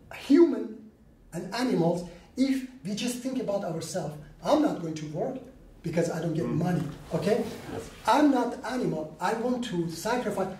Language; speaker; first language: English; non-native, learner; Persian